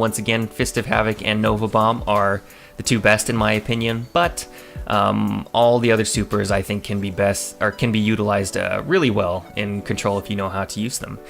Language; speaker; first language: English; native; English